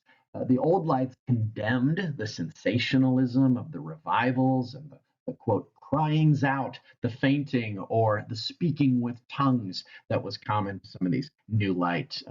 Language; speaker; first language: English; native; English